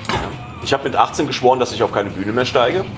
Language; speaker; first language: German; native; German